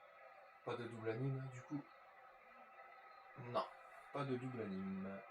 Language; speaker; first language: French; native; French